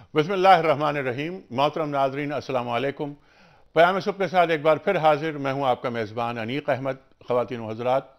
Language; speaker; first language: Urdu; native; Urdu